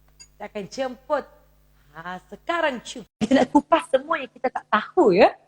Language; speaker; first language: Malay; native; Malay